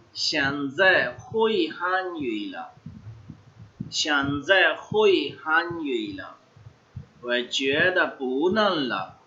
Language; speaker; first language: Chinese; non-native, fluent; Urdu